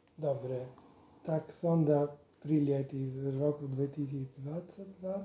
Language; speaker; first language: Slovak; non-native, learner; Italian